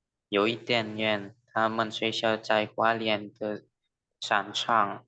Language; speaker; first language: Chinese; non-native, learner; Indonesian